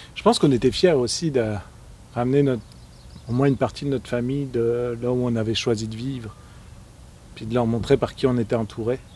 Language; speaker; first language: French; native; French